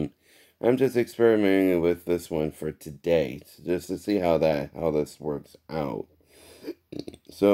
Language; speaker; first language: English; native; English